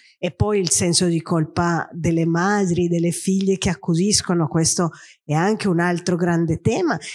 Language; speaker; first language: Italian; non-native, fluent; Spanish